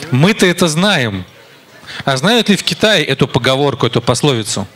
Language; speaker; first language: Russian; native; Russian